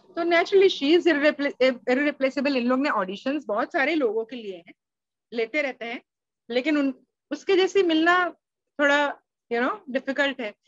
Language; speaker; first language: Hindi; native; Hindi